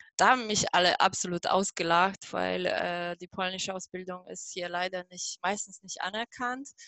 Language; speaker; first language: German; non-native, fluent; Polish